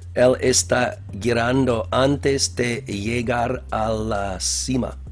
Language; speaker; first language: Spanish; non-native, learner; English